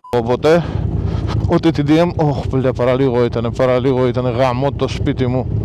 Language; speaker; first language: Greek; early bilingual, heritage; Greek